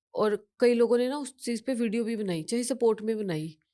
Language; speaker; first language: Hindi; non-native, local second language; Punjabi